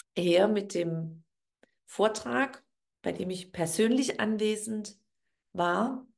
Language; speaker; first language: German; native; German